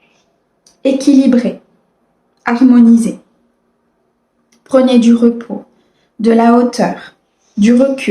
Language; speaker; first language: French; native; French